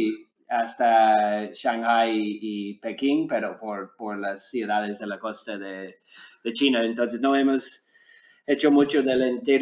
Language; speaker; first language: Spanish; non-native, learner; English